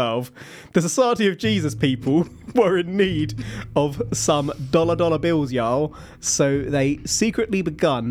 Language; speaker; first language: English; native; English